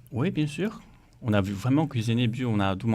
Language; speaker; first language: French; non-native, learner; Chinese